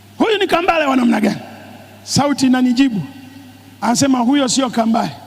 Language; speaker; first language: Swahili; native; Swahili